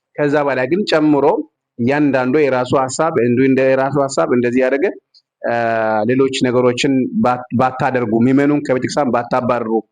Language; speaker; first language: Amharic; non-native, local second language; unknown